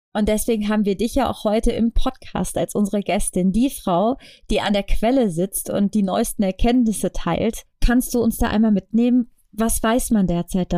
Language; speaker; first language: German; native; German